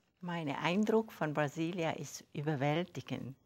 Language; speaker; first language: German; non-native, fluent; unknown